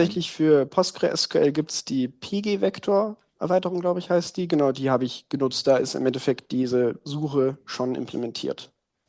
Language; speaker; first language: German; native; German